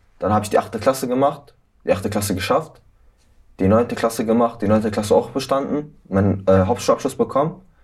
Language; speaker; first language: German; early bilingual, other home language; Arabic